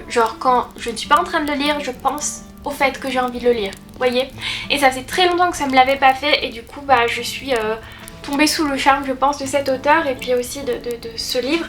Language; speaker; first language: French; native; French